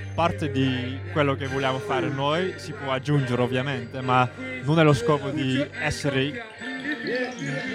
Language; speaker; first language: Italian; non-native, fluent; Dutch